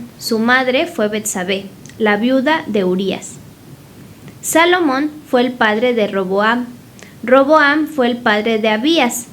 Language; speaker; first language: Spanish; native; Spanish